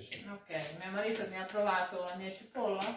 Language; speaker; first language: Italian; non-native, learner; Russian